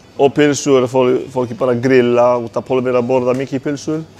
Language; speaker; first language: Icelandic; non-native, learner; Polish